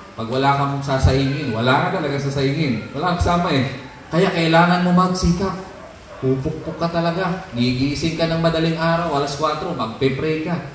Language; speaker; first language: Filipino; non-native, local second language; Cebuano